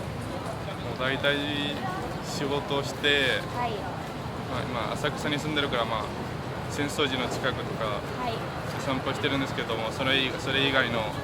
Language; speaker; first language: Japanese; non-native, fluent; Spanish